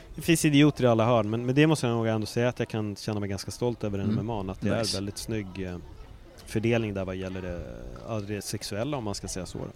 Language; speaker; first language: Swedish; native; Swedish